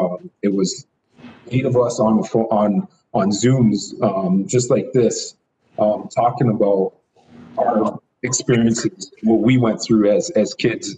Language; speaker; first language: English; native; English